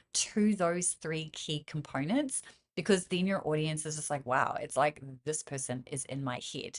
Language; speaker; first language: English; native; English